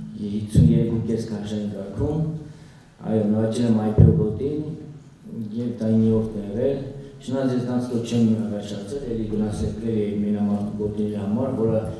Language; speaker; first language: Armenian; native; Armenian